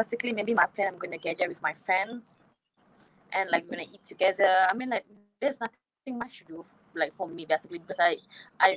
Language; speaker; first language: English; non-native, local second language; Malay